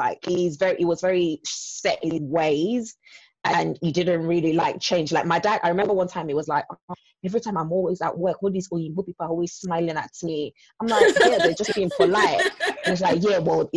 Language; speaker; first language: English; non-native, local second language; Yoruba